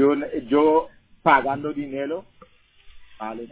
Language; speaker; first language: Spanish; non-native, learner; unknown